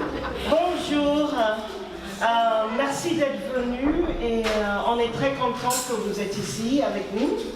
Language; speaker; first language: French; non-native, fluent; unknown